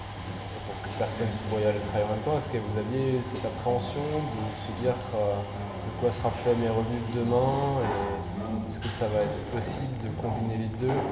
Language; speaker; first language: French; native; French